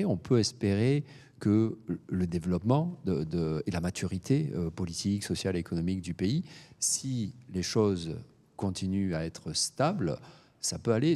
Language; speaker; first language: French; native; French